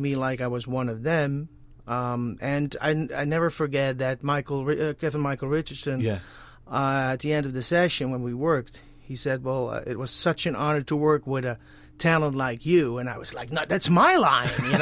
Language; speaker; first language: English; non-native, fluent; Dutch